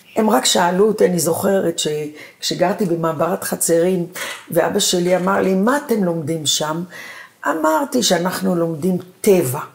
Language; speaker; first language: Hebrew; early bilingual, other home language; Arabic